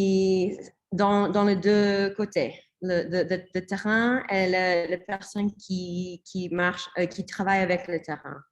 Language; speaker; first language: French; non-native, learner; English